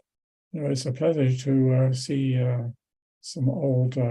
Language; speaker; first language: English; native; English